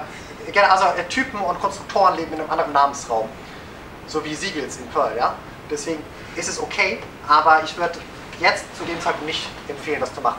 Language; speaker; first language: German; native; German